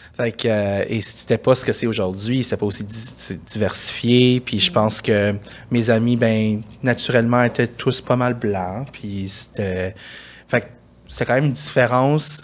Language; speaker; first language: French; early bilingual, other home language; Persian